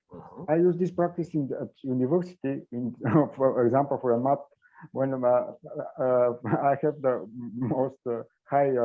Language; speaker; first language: English; non-native, learner; Bulgarian